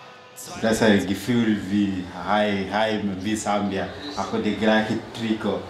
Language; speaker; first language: German; non-native, learner; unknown